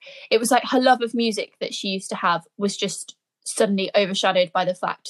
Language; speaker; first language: English; native; English